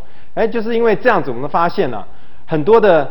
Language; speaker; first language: Chinese; native; Chinese